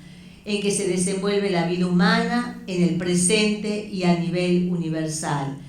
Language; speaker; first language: Spanish; native; Spanish